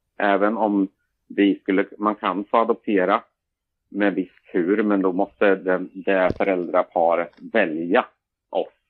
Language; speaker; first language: Swedish; native; Swedish